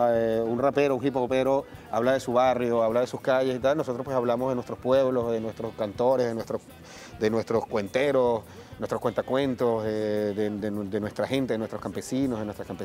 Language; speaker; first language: Spanish; native; Spanish